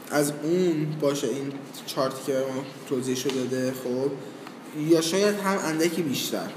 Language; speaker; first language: Persian; native; Persian